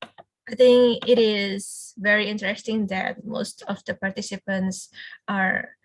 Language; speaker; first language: English; non-native, fluent; Indonesian